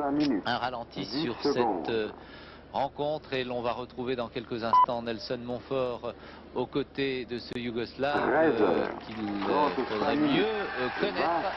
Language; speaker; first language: French; native; French